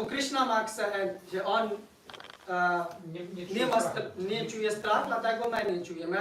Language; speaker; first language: Polish; non-native, learner; Hindi